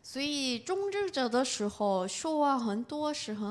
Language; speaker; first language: Chinese; non-native, fluent; Korean